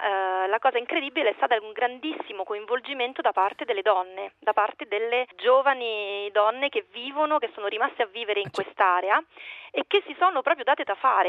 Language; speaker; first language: Italian; native; Italian